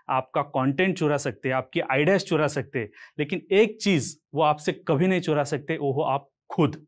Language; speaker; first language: Hindi; non-native, local second language; Marathi